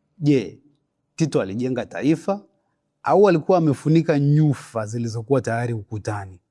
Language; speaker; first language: Swahili; native; Swahili